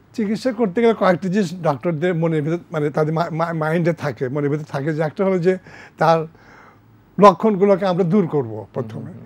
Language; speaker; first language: Bangla; native; Bangla